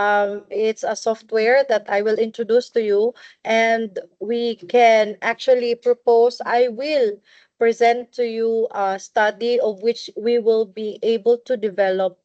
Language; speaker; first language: English; non-native, local second language; Cebuano